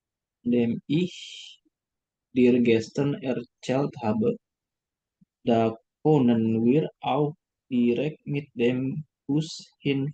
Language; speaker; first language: German; non-native, learner; Indonesian